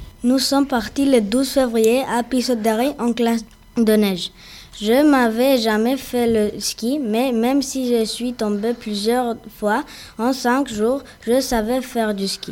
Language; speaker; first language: French; non-native, learner; Greek